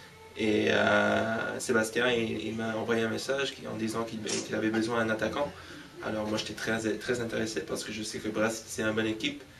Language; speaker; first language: French; early bilingual, heritage; English